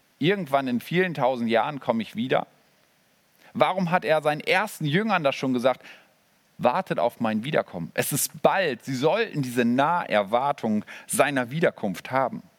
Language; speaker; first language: German; native; German